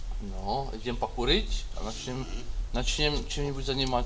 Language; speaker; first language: Russian; early bilingual, heritage; Russian